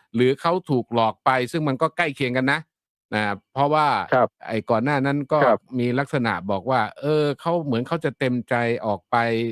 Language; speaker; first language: Thai; native; Thai